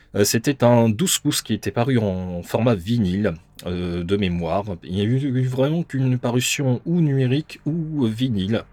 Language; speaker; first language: French; native; French